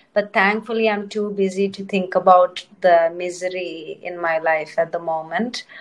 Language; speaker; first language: English; non-native, local second language; Telugu